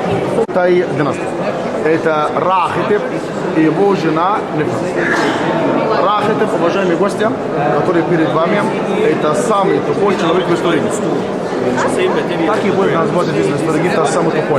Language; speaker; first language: Russian; non-native, fluent; Arabic